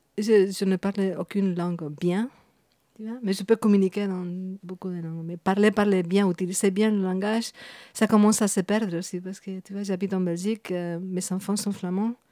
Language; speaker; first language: French; non-native, fluent; Spanish